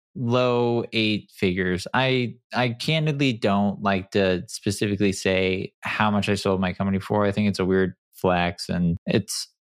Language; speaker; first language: English; native; English